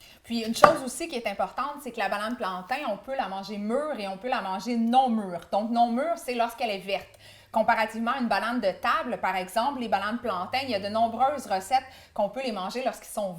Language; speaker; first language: French; native; French